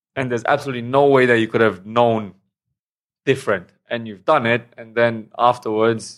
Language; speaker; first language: English; non-native, fluent; Romanian